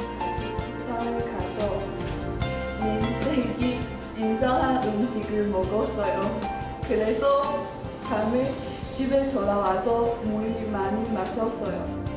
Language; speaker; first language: Korean; non-native, learner; Chinese